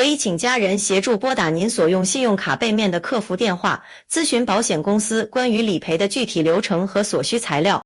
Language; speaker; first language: Chinese; native; Chinese